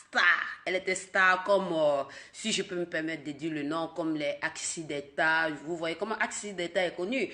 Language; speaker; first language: French; non-native, local second language; Dyula